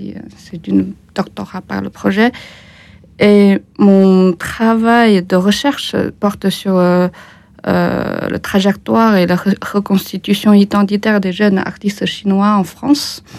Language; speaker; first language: French; non-native, fluent; Chinese